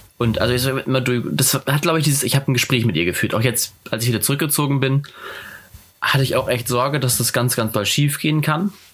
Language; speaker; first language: German; native; German